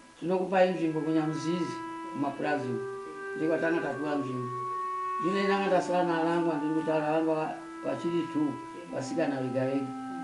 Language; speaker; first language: Shona; early bilingual, other home language; Nyanja